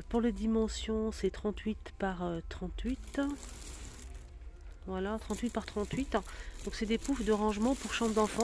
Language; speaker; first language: French; native; French